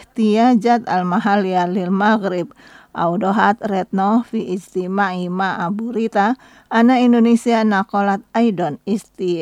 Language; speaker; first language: Arabic; non-native, fluent; Indonesian